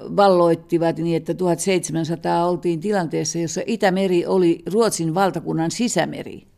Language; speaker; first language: Finnish; native; Finnish